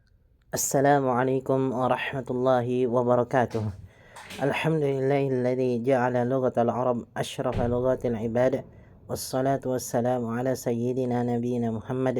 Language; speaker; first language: Arabic; non-native, fluent; Indonesian